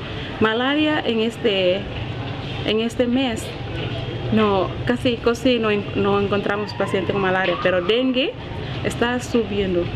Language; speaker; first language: Spanish; non-native, learner; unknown